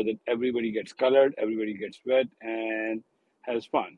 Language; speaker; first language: English; non-native, local second language; Hindi